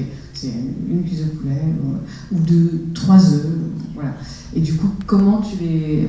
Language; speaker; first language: French; native; French